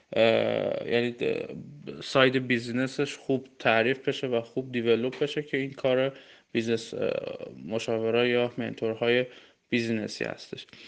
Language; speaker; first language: Persian; non-native, local second language; Armenian